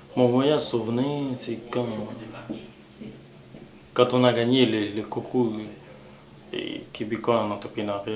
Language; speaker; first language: French; non-native, local second language; Haitian Creole